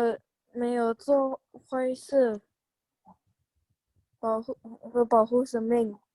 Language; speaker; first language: Chinese; non-native, local second language; Indonesian